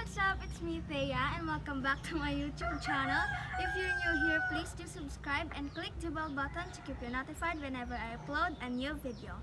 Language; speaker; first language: English; non-native, local second language; Filipino